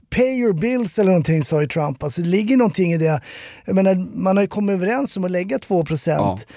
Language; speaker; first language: Swedish; early bilingual, other home language; German